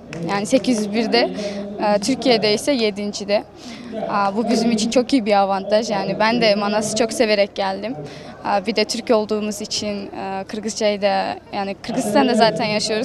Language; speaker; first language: Turkish; early bilingual, heritage; Turkish